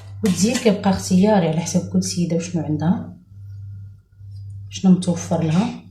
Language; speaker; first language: Arabic; native; Arabic